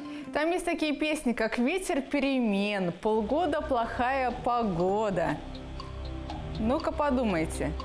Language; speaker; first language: Russian; native; Russian